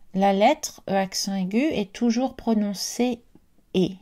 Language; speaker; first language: French; native; French